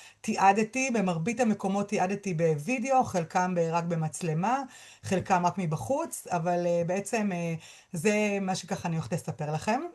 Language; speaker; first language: Hebrew; native; Hebrew